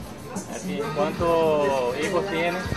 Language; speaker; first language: Spanish; non-native, learner; Korean